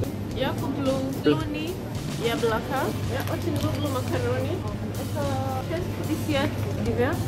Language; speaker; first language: Russian; non-native, learner; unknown